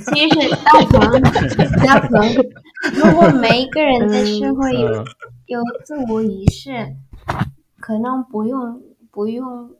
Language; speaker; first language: Chinese; non-native, learner; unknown